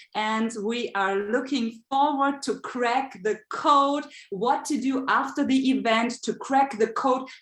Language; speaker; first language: English; non-native, fluent; German